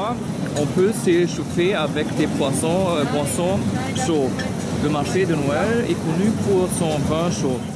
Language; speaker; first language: French; non-native, learner; German